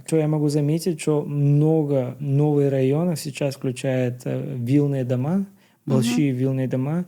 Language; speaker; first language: Russian; non-native, learner; Bulgarian